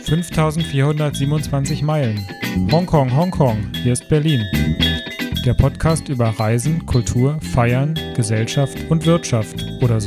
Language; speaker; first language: German; native; German